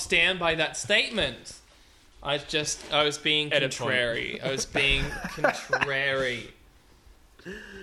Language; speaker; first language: English; native; English